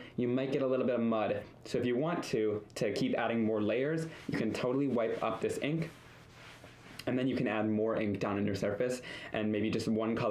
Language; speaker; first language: English; native; English